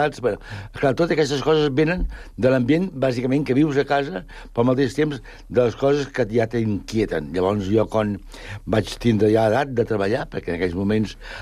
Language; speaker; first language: Catalan; native; Catalan